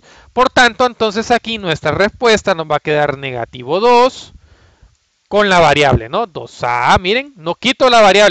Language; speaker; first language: Spanish; native; Spanish